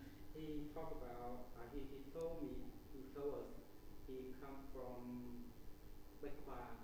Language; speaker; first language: English; non-native, learner; Vietnamese